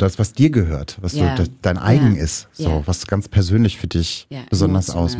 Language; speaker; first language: German; native; German